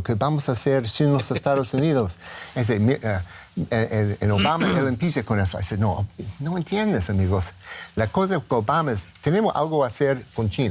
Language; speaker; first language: Spanish; non-native, learner; English